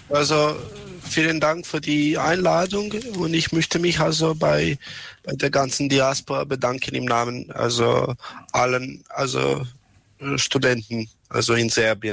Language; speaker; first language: German; non-native, learner; Serbian